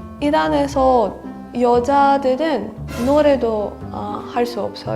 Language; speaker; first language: Korean; non-native, learner; Persian